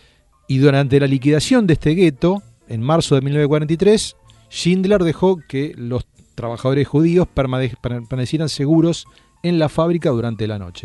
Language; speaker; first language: Spanish; native; Spanish